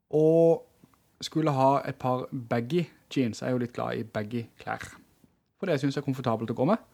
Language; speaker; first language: Norwegian; native; Norwegian